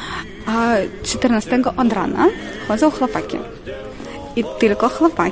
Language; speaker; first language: Polish; non-native, fluent; Ukrainian